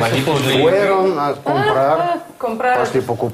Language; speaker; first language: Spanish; non-native, fluent; Russian